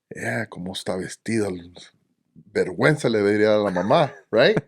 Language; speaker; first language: Spanish; early bilingual, heritage; Spanish